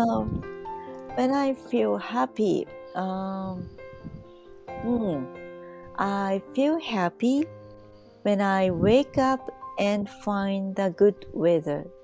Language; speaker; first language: English; non-native, learner; Japanese